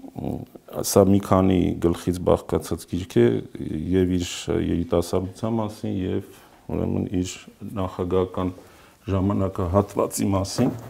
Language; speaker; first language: Armenian; native; Armenian